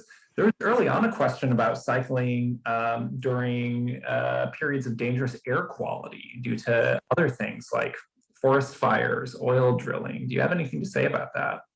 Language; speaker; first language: English; native; English